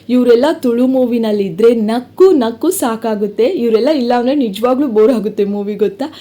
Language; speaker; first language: Kannada; non-native, local second language; Tulu